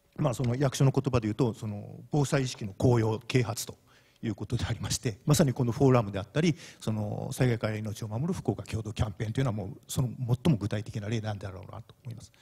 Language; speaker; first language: Japanese; native; Japanese